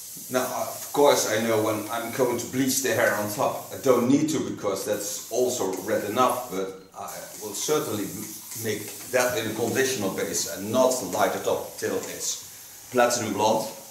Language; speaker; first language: English; non-native, fluent; Dutch